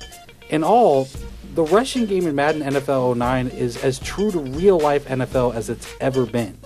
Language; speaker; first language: English; native; English